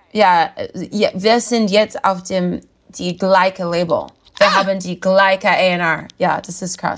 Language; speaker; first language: German; non-native, learner; English